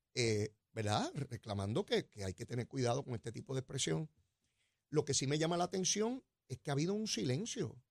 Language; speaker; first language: Spanish; native; Spanish